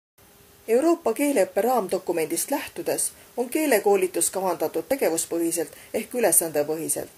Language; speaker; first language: Estonian; native; Estonian